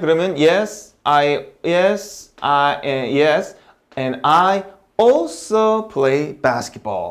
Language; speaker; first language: English; non-native, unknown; Korean